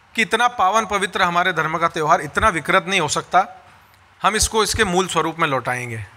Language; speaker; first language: Hindi; native; Hindi